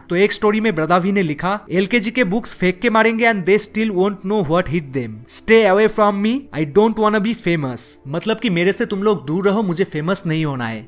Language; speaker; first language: Hindi; non-native, local second language; Bangla